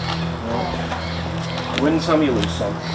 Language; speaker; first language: English; native; English